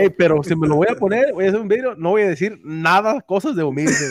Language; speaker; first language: Spanish; early bilingual, heritage; Spanish